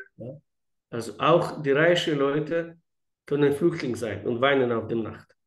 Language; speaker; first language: German; non-native, fluent; Russian